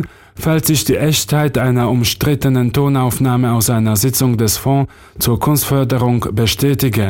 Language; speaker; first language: German; non-native, fluent; Slovak